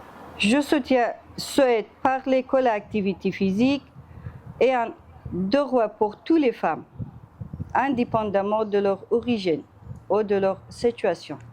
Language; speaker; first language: French; non-native, fluent; Persian